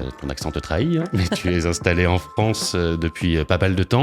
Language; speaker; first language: French; native; French